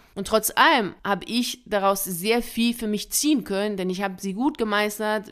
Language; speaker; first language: German; early bilingual, other home language; Persian